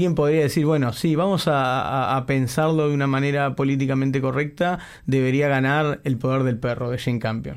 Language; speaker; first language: Spanish; native; Spanish